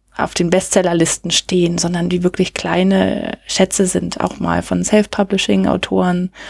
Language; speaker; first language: German; native; German